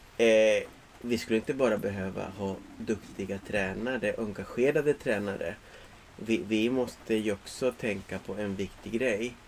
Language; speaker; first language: Swedish; non-native, fluent; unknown